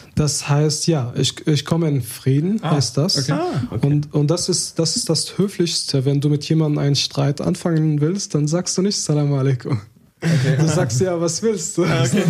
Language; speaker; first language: German; non-native, learner; Arabic